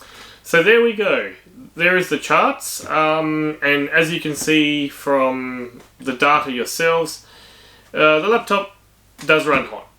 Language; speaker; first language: English; native; English